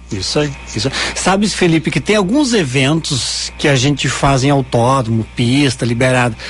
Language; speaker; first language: Portuguese; native; Portuguese